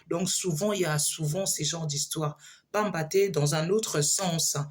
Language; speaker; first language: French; non-native, local second language; Lingala